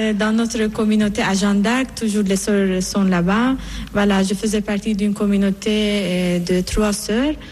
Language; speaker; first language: French; non-native, fluent; Persian